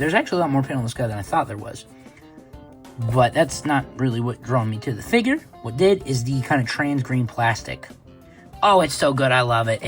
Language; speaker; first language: English; native; English